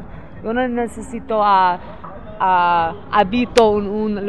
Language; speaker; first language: Spanish; non-native, learner; English